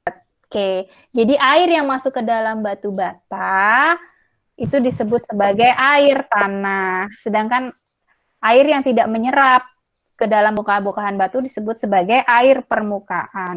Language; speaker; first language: Indonesian; native; Indonesian